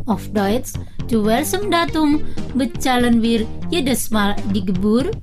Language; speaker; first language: German; non-native, fluent; Indonesian